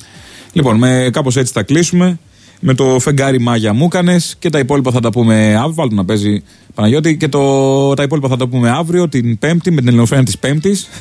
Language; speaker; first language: Greek; native; Greek